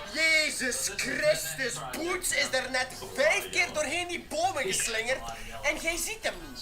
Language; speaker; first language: Dutch; native; Dutch